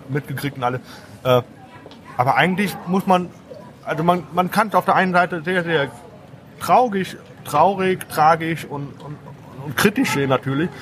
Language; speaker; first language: German; native; German